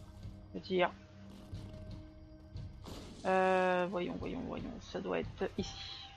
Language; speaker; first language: French; native; French